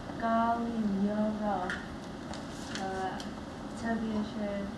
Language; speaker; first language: Chinese; non-native, learner; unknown